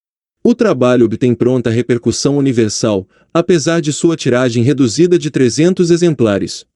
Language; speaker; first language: Portuguese; native; Portuguese